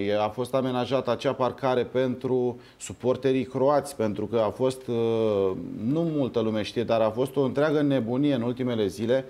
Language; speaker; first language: Romanian; native; Romanian